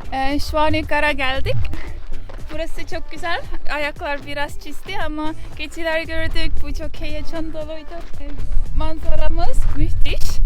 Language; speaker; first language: Turkish; non-native, learner; Estonian